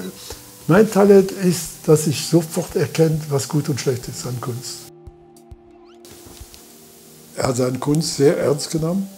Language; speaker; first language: German; non-native, fluent; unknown